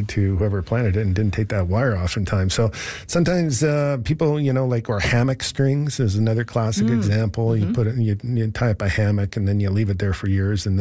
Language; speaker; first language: English; native; English